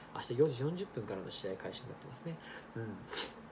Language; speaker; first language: Japanese; native; Japanese